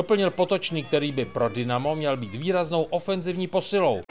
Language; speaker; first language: Czech; native; Czech